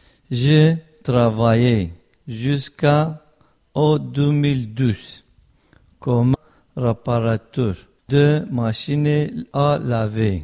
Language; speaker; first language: French; non-native, learner; Kurdish